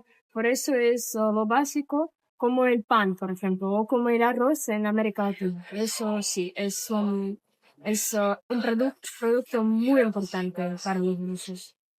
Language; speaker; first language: Spanish; non-native, fluent; Russian